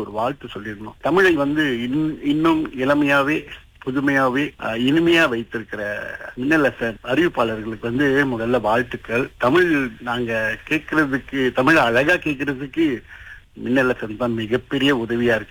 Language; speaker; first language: Tamil; early bilingual, heritage; Tamil